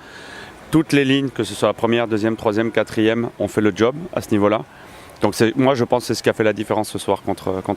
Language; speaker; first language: French; native; French